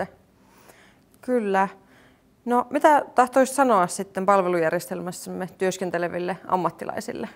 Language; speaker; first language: Finnish; native; Finnish